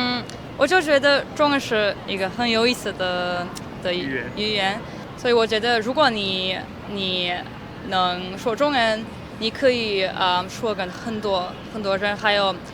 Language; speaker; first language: Chinese; non-native, learner; German